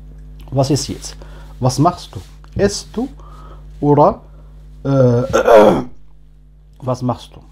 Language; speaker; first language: German; non-native, fluent; Arabic